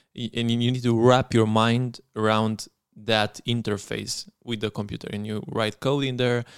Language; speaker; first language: English; non-native, fluent; Romanian